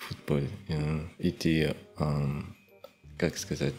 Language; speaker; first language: Russian; non-native, learner; Filipino